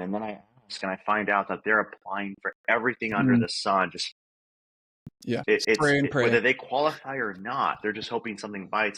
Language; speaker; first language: English; native; English